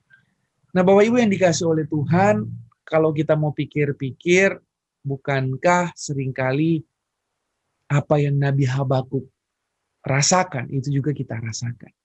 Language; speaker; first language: Indonesian; native; Indonesian